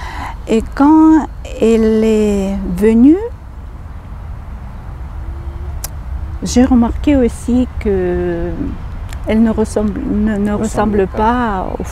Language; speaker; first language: French; non-native, fluent; Ukrainian